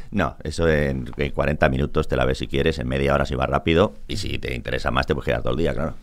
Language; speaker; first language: Spanish; native; Spanish